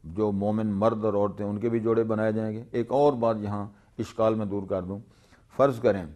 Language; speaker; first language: Urdu; non-native, local second language; Punjabi